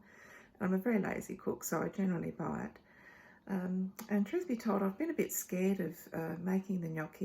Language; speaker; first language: English; native; English